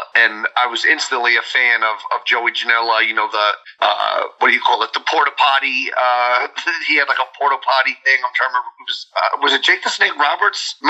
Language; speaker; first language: English; native; English